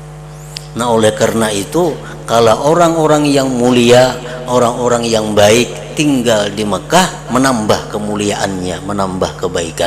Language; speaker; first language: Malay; non-native, local second language; Banjar